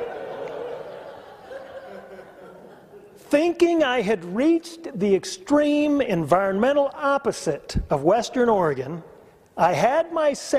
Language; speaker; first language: English; native; English